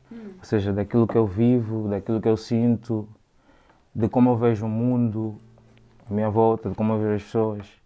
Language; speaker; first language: Portuguese; native; Portuguese